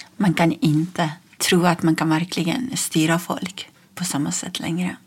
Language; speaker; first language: Swedish; non-native, fluent; Persian